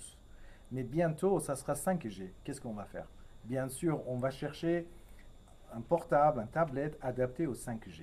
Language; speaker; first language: French; non-native, fluent; Persian